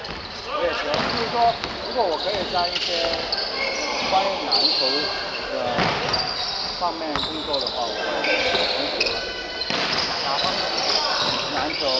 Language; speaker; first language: Chinese; non-native, local second language; Cantonese